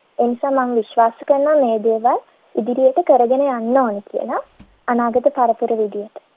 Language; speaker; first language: Sinhala; early bilingual, heritage; Sinhala